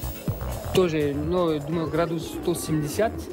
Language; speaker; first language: Russian; non-native, learner; French